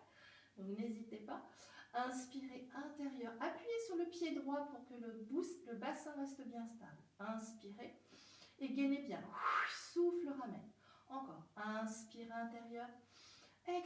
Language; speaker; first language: French; native; French